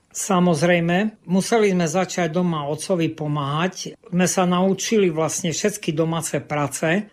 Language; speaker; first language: Slovak; non-native, local second language; Rusyn